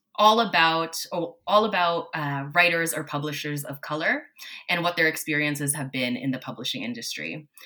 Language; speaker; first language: English; native; English